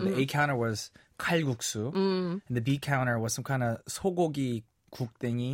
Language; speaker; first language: English; early bilingual, other home language; Korean